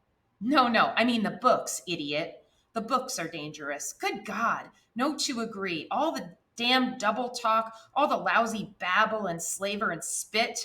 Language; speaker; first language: English; native; English